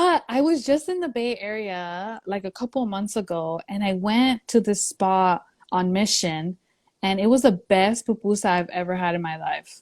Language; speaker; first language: English; early bilingual, other home language; Spanish